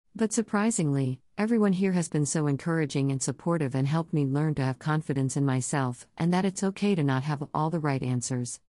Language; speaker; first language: English; native; English